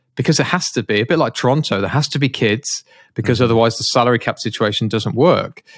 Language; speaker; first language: English; native; English